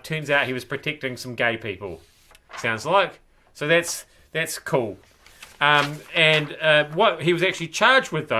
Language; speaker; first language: English; native; English